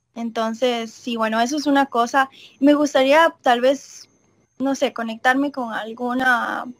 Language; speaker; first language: Spanish; native; Spanish